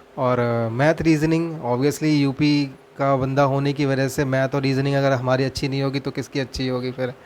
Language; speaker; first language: Hindi; native; Hindi